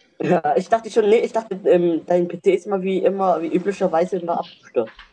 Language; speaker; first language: German; early bilingual, other home language; Vietnamese